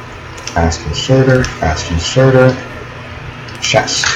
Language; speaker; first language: English; native; English